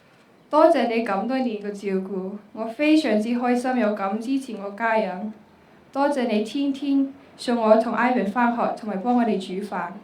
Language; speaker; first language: Cantonese; early bilingual, heritage; Cantonese